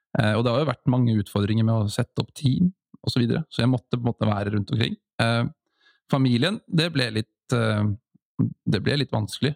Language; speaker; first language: Norwegian; native; Norwegian